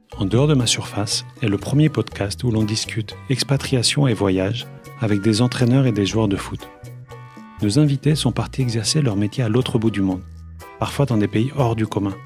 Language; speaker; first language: French; native; French